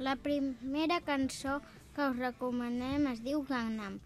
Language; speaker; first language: Catalan; native; Catalan